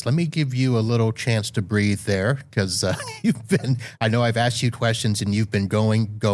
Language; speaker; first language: English; native; English